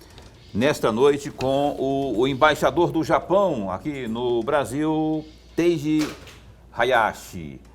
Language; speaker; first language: Portuguese; native; Portuguese